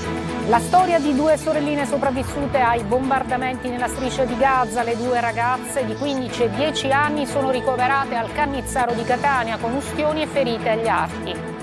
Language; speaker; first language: Italian; native; Italian